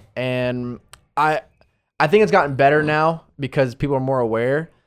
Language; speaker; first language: English; native; English